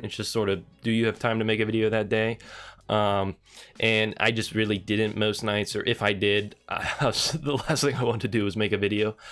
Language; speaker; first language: English; native; English